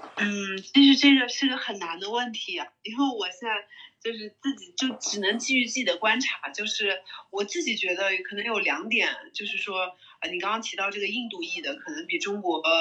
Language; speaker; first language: Chinese; native; Chinese